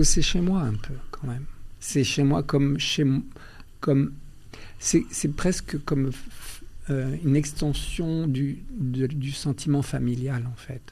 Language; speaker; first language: French; early bilingual, other home language; Albanian